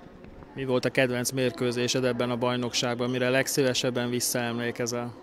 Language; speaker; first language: Hungarian; native; Hungarian